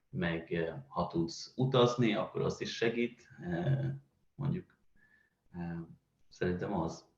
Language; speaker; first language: Hungarian; non-native, fluent; Swedish